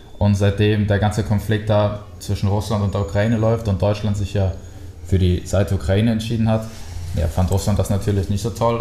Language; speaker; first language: German; early bilingual, other home language; Spanish